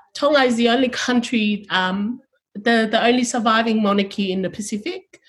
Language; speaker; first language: English; early bilingual, other home language; Tongan